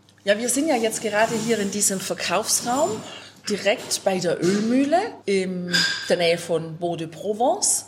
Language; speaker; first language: German; native; German